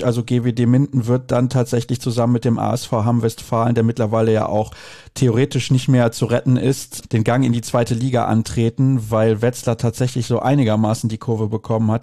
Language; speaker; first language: German; native; German